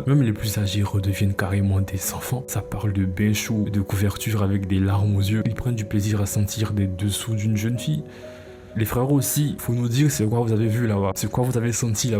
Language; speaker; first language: French; native; French